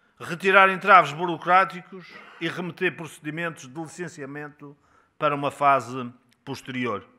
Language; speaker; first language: Portuguese; native; Portuguese